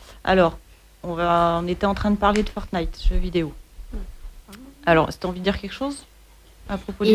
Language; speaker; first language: French; native; French